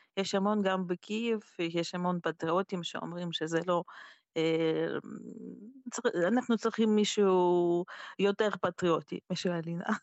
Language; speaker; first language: Hebrew; non-native, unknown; Russian